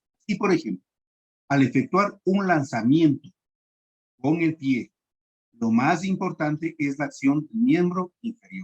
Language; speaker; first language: Spanish; native; Spanish